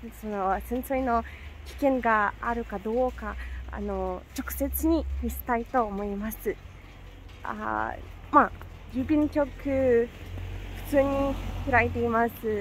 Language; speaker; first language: Japanese; non-native, fluent; Ukrainian